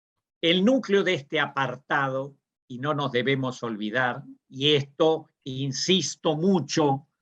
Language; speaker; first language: Spanish; native; Spanish